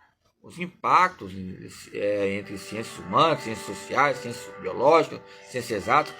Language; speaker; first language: Portuguese; native; Portuguese